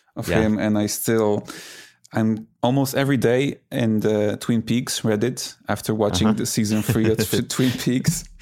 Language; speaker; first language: English; non-native, fluent; Polish